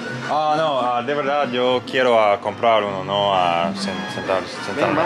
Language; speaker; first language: Spanish; non-native, learner; English